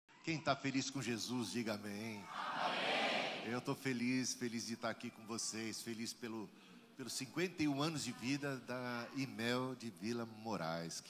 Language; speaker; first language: Portuguese; native; Portuguese